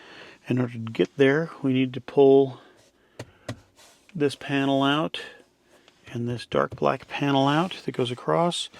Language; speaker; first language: English; native; English